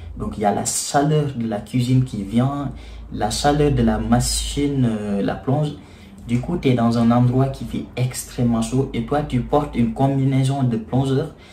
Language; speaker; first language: French; non-native, local second language; Wolof